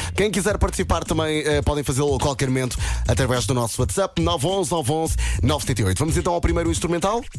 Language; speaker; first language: Portuguese; native; Portuguese